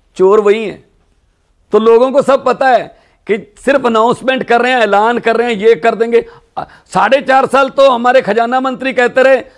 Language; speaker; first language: Hindi; non-native, local second language; Punjabi